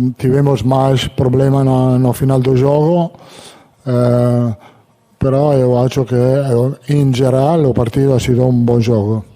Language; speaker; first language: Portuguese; non-native, learner; Italian